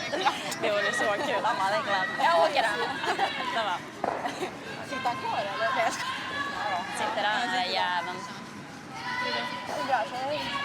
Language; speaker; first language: Swedish; native; Swedish